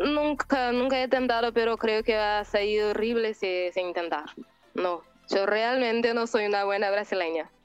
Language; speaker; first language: Spanish; non-native, learner; Portuguese